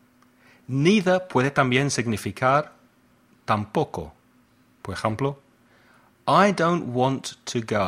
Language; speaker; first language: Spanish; non-native, fluent; English